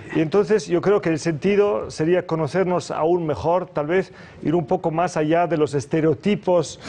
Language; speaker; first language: Spanish; early bilingual, other home language; German